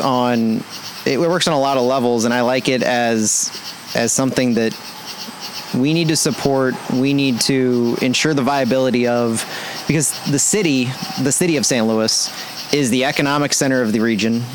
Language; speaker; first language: English; native; English